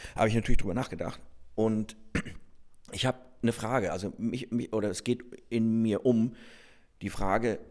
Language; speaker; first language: German; native; German